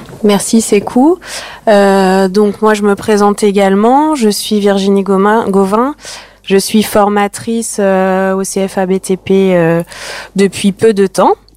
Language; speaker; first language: French; native; French